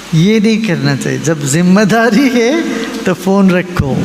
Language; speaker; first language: Hindi; non-native, local second language; Malayalam